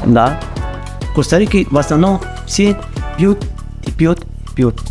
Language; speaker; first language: Russian; non-native, fluent; Spanish